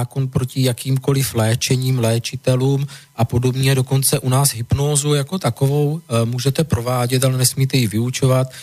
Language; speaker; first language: Czech; native; Czech